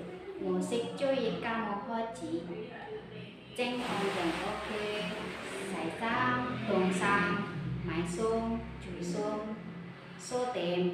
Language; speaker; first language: Cantonese; non-native, learner; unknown